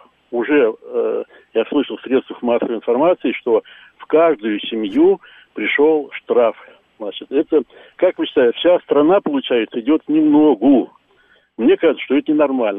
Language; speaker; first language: Russian; native; Russian